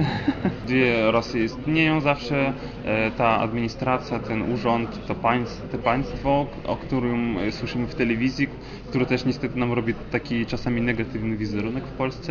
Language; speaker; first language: Polish; non-native, fluent; Russian